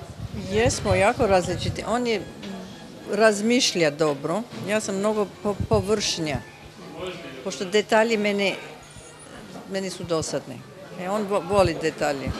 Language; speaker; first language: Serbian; early bilingual, heritage; Serbian